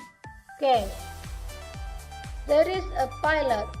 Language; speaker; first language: English; non-native, fluent; Indonesian